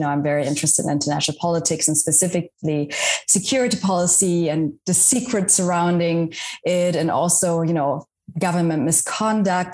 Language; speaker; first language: English; non-native, fluent; German